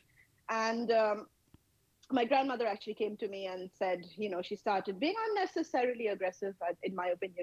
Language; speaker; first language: English; non-native, local second language; Bangla